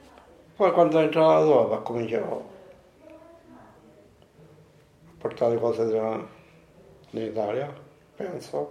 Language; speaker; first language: Italian; non-native, local second language; Sicilian